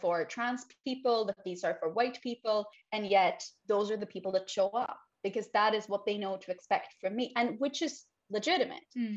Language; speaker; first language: English; non-native, fluent; Swedish